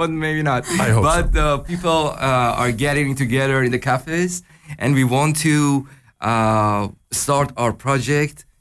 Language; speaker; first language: English; non-native, learner; Persian